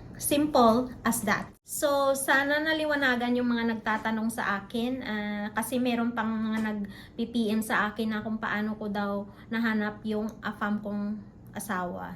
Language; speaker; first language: Filipino; non-native, local second language; Hiligaynon